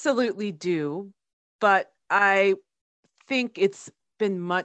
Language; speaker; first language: English; native; English